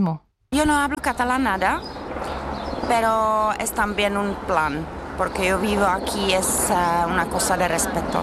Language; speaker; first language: Spanish; non-native, fluent; Czech